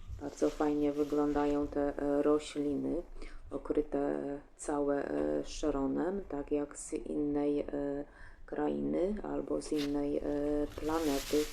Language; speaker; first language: Polish; native; Polish